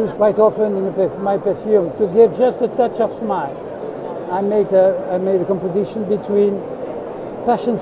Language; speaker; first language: English; non-native, fluent; French